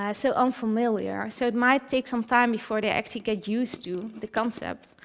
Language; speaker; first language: English; early bilingual, other home language; Dutch